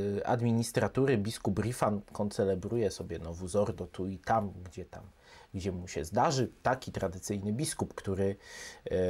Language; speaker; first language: Polish; native; Polish